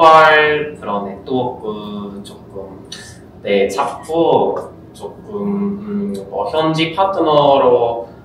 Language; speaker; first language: Korean; non-native, fluent; Norwegian